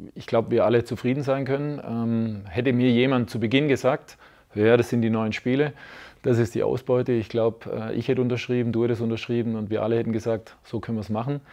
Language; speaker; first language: German; native; German